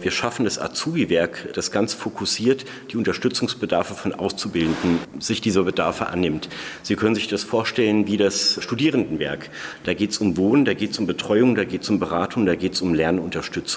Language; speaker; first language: German; native; German